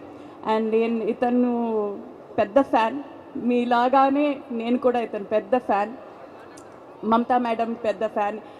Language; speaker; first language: Telugu; non-native, fluent; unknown